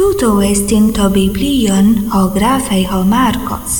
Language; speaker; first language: Greek; non-native, fluent; Portuguese